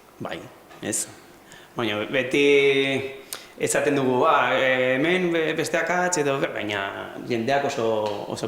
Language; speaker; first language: Basque; non-native, local second language; Spanish